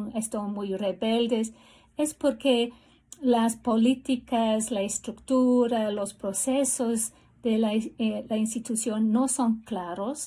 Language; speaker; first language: Spanish; non-native, fluent; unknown